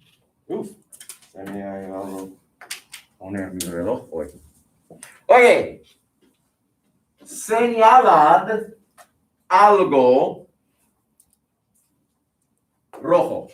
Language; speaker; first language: Spanish; non-native, fluent; English